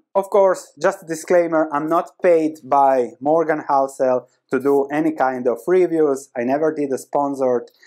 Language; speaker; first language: English; non-native, fluent; Croatian